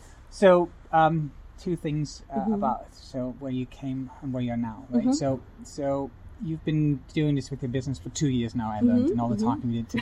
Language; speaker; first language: English; non-native, fluent; Dutch